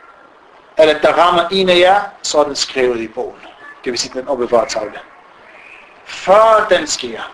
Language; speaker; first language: Danish; non-native, fluent; Arabic